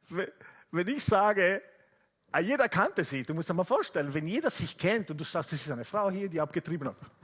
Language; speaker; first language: German; non-native, fluent; Italian